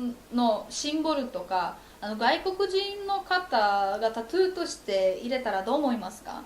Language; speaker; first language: Japanese; non-native, fluent; Polish